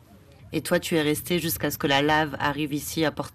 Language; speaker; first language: French; native; French